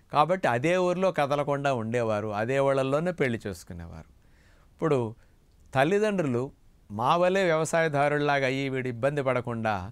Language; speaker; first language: Telugu; native; Telugu